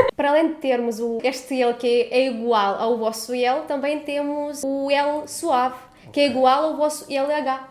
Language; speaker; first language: Portuguese; non-native, fluent; Ukrainian